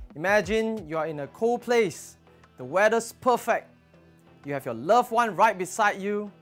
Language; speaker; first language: English; non-native, local second language; Chinese